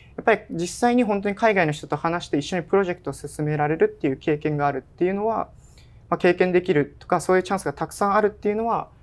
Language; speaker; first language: Japanese; native; Japanese